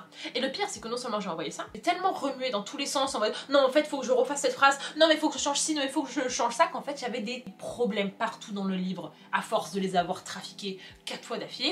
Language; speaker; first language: French; native; French